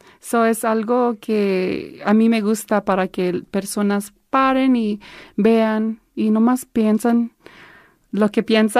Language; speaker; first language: Spanish; early bilingual, heritage; Spanish